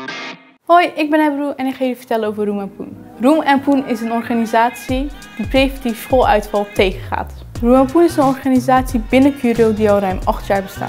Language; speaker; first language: Dutch; native; Dutch